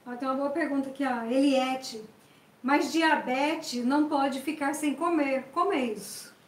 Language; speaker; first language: Portuguese; native; Portuguese